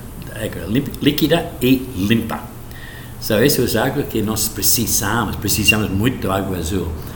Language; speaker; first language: Portuguese; non-native, fluent; English